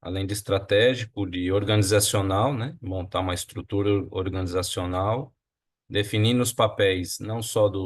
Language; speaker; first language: Portuguese; native; Portuguese